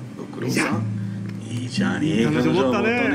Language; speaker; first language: Japanese; non-native, learner; English